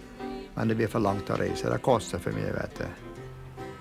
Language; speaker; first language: Norwegian; early bilingual, heritage; English